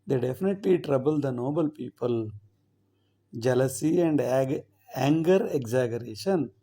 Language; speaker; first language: English; non-native, local second language; Kannada